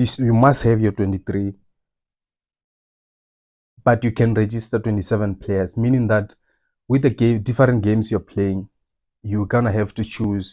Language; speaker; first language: English; non-native, local second language; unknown